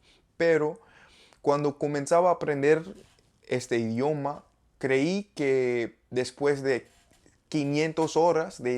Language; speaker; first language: Spanish; non-native, learner; English